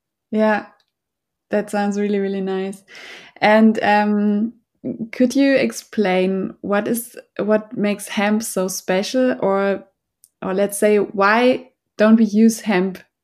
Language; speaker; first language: English; non-native, fluent; German